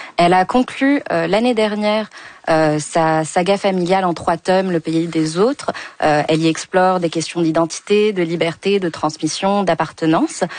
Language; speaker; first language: French; native; French